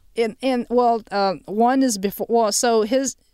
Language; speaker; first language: English; non-native, fluent; Chinese